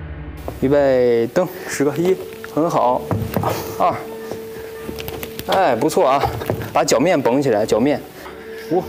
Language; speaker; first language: Chinese; native; Chinese